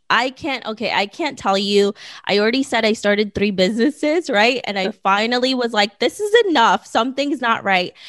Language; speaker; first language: English; early bilingual, other home language; Filipino